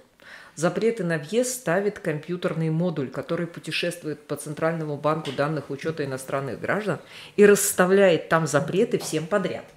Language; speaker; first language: Russian; native; Russian